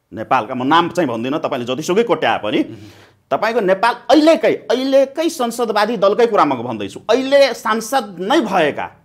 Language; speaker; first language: Nepali; non-native, local second language; Maithili